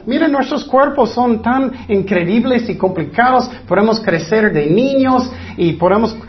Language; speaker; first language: Spanish; non-native, fluent; English